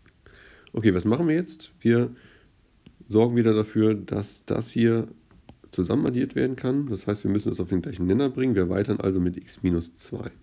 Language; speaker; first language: German; native; German